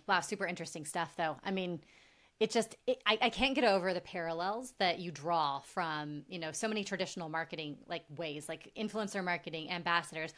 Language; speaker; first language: English; native; English